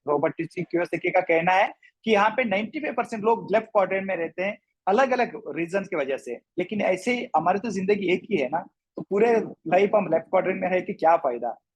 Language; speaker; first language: Hindi; non-native, local second language; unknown